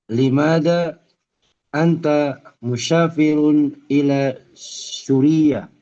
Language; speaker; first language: Arabic; non-native, learner; Indonesian